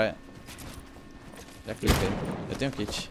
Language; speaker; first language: Portuguese; native; Portuguese